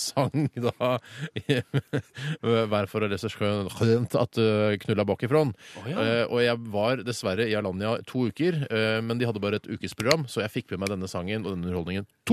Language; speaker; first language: Norwegian; native; Norwegian